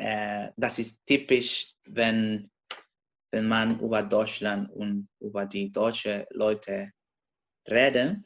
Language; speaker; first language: German; non-native, learner; Spanish